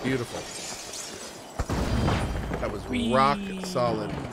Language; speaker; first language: English; native; English